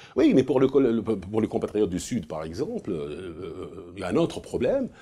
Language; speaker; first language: French; non-native, local second language; Arabic